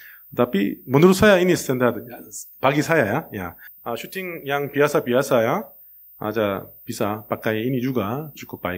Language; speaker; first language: Indonesian; non-native, learner; Korean